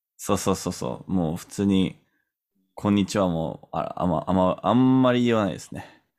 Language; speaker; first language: Japanese; non-native, fluent; English